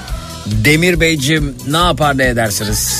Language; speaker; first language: Turkish; native; Turkish